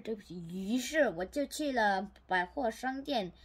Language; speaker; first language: Chinese; non-native, learner; Korean